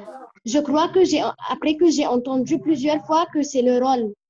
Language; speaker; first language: French; non-native, learner; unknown